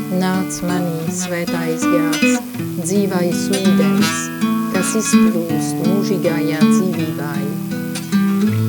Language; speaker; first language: Latvian; non-native, fluent; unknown